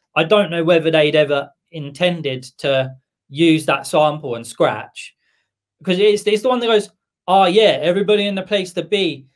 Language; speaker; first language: English; native; English